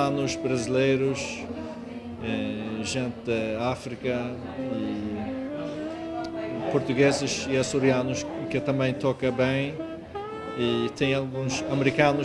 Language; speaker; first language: Portuguese; non-native, fluent; Swedish